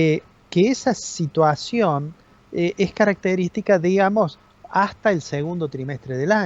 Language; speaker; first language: Spanish; native; Spanish